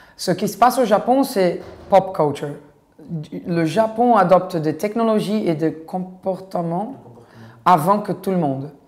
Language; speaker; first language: French; non-native, fluent; Portuguese